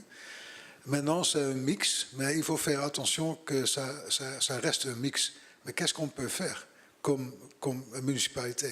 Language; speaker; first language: French; non-native, learner; Dutch